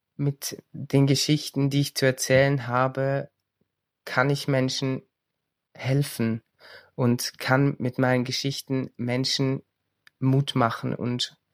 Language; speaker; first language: German; native; German